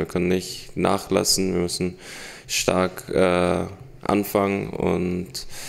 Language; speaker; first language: German; early bilingual, heritage; German